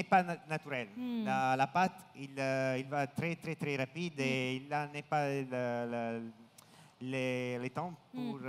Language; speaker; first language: French; non-native, learner; Italian